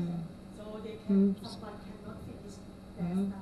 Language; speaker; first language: English; non-native, learner; Thai